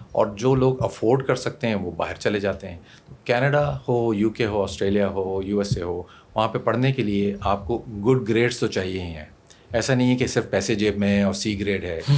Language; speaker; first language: Urdu; non-native, local second language; Punjabi